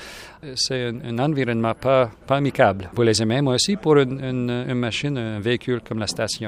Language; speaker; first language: French; non-native, local second language; English